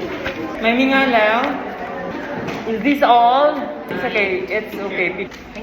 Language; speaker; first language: English; non-native, fluent; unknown